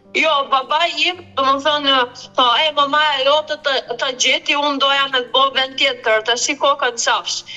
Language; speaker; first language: Albanian; early bilingual, heritage; Albanian